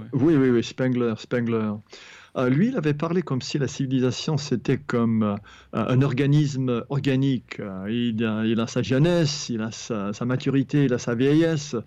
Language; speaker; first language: French; non-native, fluent; English